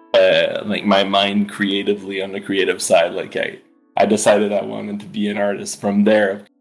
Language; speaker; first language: English; native; English